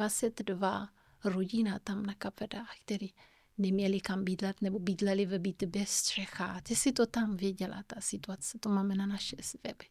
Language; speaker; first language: Czech; non-native, fluent; Kabuverdianu